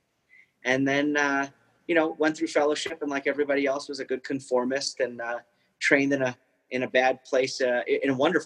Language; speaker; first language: English; native; English